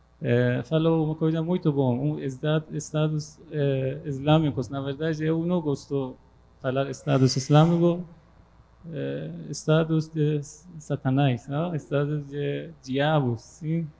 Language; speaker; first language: Portuguese; non-native, learner; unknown